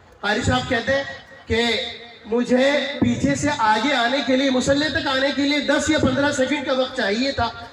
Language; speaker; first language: Urdu; native; Urdu